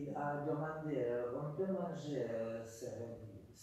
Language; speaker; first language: French; non-native, fluent; Russian